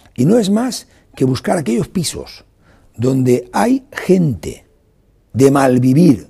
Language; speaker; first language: Spanish; non-native, local second language; Catalan